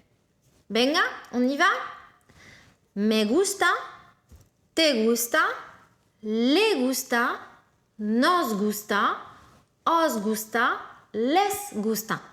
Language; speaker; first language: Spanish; non-native, fluent; French